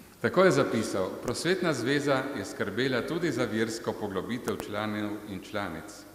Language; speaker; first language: Slovenian; native; Slovenian